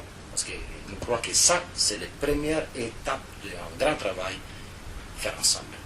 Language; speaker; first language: French; non-native, fluent; Italian